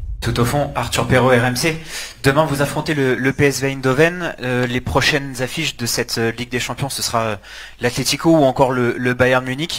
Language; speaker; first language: French; native; French